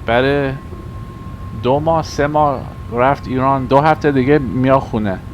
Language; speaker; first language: Persian; early bilingual, heritage; Persian